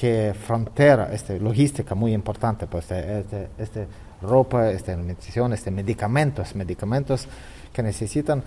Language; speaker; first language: Spanish; non-native, learner; Ukrainian